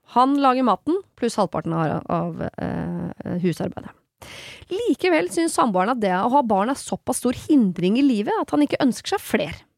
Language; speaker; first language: Norwegian; native; Norwegian